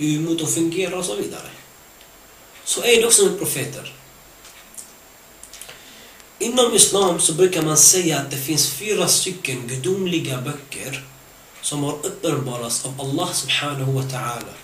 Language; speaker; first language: Swedish; early bilingual, other home language; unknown